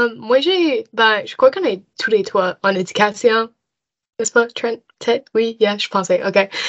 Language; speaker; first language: French; non-native, local second language; English